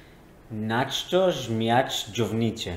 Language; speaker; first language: Polish; non-native, learner; Hebrew